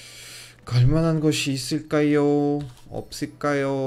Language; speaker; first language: Korean; non-native, fluent; Russian